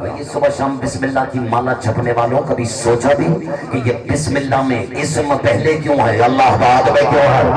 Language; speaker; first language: Urdu; non-native, local second language; Punjabi